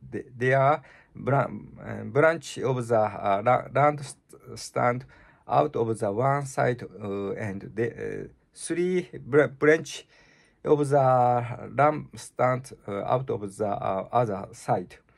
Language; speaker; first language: English; non-native, learner; Japanese